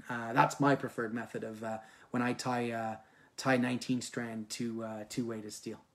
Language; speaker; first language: English; native; English